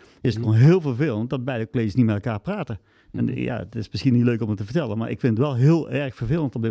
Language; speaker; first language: Dutch; native; Dutch